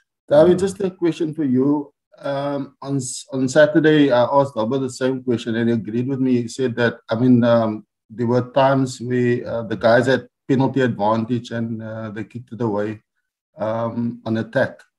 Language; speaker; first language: English; non-native, local second language; Afrikaans